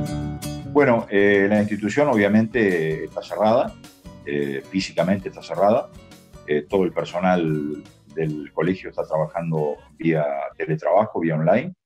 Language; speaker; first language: Spanish; native; Spanish